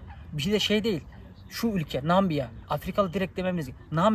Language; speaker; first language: Turkish; native; Turkish